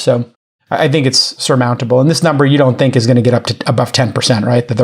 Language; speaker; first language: English; native; English